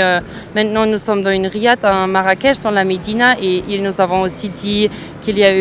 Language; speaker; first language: French; non-native, learner; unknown